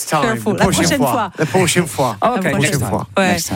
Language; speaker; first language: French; non-native, learner; English